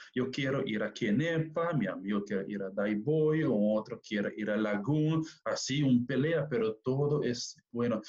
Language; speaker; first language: Spanish; non-native, fluent; Papiamento